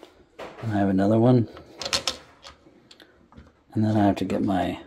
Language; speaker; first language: English; native; English